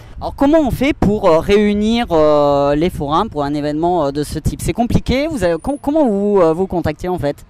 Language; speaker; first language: French; native; French